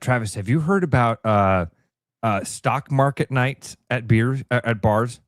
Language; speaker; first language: English; native; English